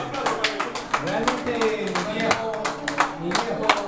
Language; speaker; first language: Spanish; early bilingual, heritage; Spanish